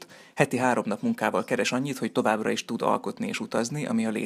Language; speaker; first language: Hungarian; native; Hungarian